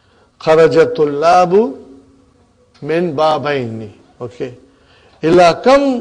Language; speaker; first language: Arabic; non-native, fluent; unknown